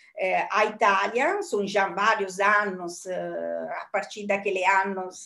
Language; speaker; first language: Portuguese; non-native, fluent; Italian